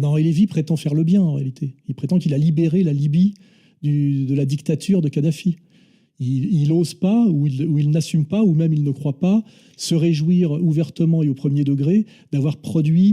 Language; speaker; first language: French; native; French